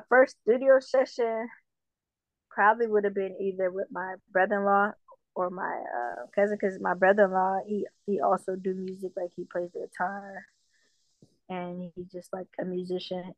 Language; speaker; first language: English; native; English